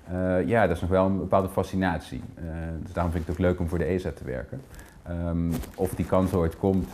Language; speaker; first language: Dutch; native; Dutch